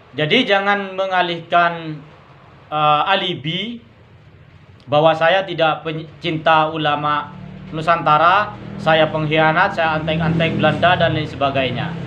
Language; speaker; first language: Indonesian; non-native, local second language; Madurese